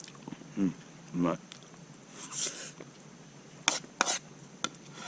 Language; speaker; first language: Japanese; native; Japanese